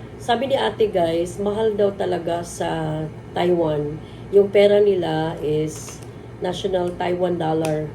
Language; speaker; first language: Filipino; non-native, local second language; Cebuano